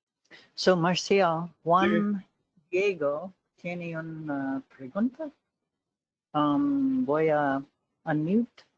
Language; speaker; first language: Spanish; non-native, fluent; English